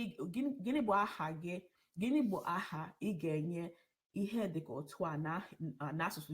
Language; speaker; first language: Igbo; early bilingual, heritage; English